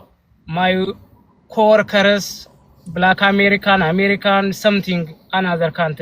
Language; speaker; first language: English; non-native, learner; Amharic